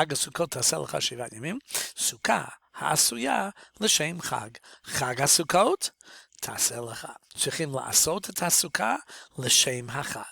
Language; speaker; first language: Hebrew; non-native, fluent; English